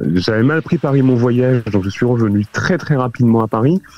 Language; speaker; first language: French; native; French